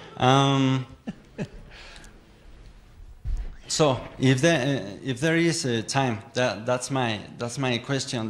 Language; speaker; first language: English; non-native, learner; Spanish